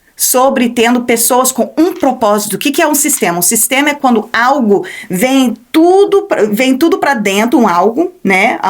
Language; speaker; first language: Portuguese; early bilingual, heritage; Portuguese